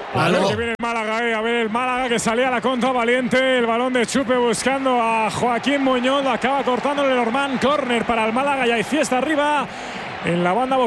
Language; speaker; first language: Spanish; native; Spanish